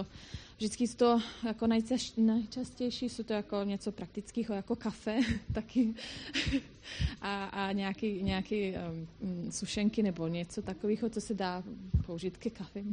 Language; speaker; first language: Czech; non-native, fluent; Croatian